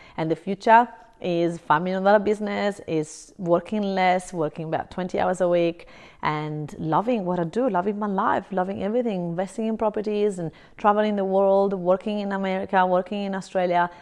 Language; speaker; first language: English; non-native, fluent; Italian